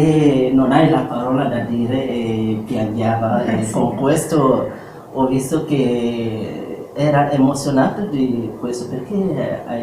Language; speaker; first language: Italian; non-native, learner; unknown